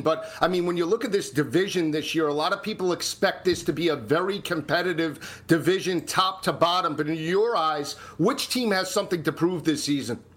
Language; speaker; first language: English; native; English